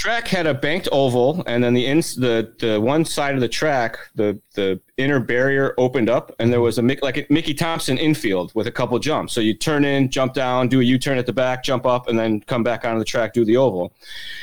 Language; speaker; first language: English; native; English